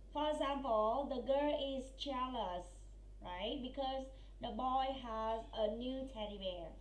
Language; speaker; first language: English; non-native, fluent; Vietnamese